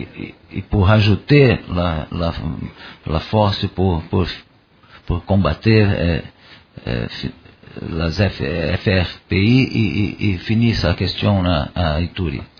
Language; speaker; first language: French; non-native, learner; Portuguese